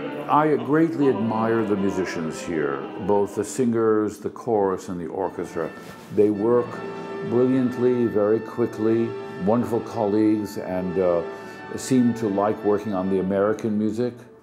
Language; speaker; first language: English; early bilingual, other home language; Russian